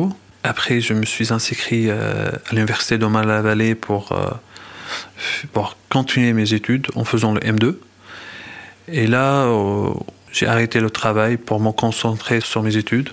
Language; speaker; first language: French; non-native, fluent; Arabic